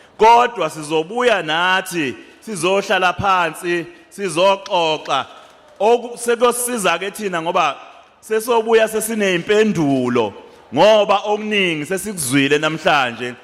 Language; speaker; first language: Zulu; native; Zulu